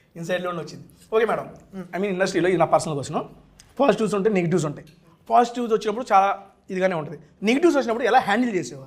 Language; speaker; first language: Telugu; native; Telugu